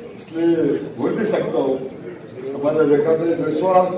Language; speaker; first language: Hindi; non-native, local second language; Marathi